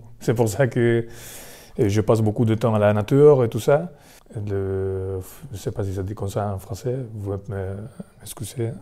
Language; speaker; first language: French; non-native, fluent; Spanish